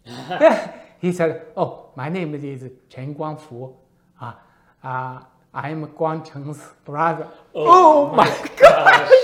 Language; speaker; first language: English; non-native, learner; Chinese